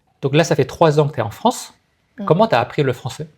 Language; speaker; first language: French; native; French